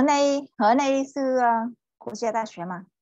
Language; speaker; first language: Chinese; non-native, fluent; Vietnamese